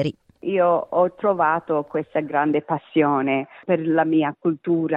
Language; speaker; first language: Italian; early bilingual, heritage; Italian